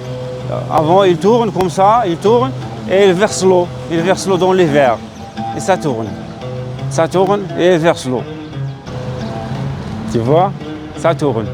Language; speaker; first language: French; non-native, local second language; Arabic